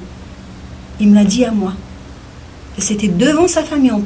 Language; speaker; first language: French; non-native, local second language; Kabyle